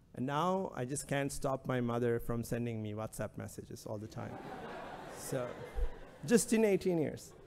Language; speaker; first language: English; non-native, local second language; Sinhala